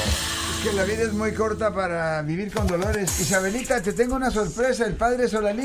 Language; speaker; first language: Spanish; native; Spanish